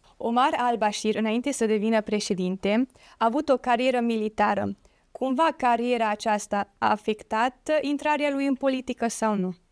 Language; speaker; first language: Romanian; non-native, local second language; Hungarian